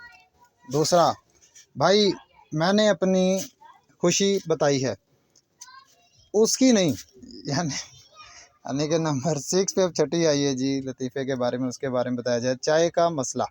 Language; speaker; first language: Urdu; non-native, local second language; Punjabi